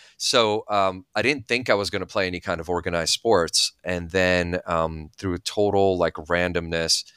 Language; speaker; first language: English; early bilingual, other home language; Bulgarian